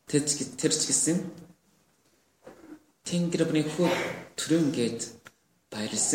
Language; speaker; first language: Mongolian; non-native, learner; Korean